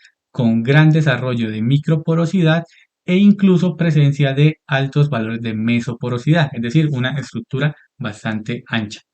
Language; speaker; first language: Spanish; native; Spanish